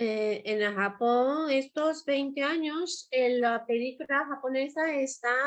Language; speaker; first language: Spanish; non-native, learner; Japanese